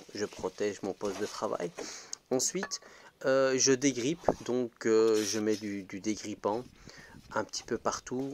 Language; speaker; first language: French; native; French